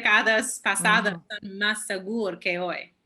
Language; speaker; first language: Spanish; early bilingual, heritage; Spanish